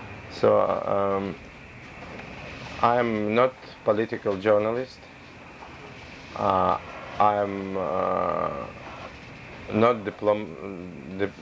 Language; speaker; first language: English; non-native, learner; Russian